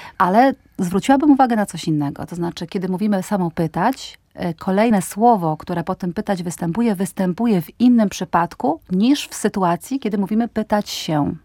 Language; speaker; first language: Polish; native; Polish